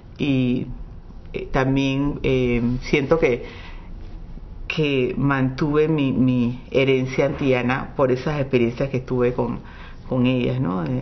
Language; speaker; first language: Spanish; non-native, local second language; English